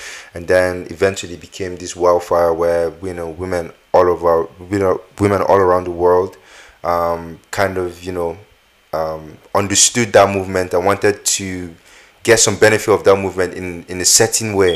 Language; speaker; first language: English; non-native, local second language; Hausa